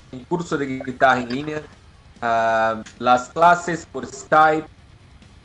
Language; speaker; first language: Spanish; non-native, learner; Portuguese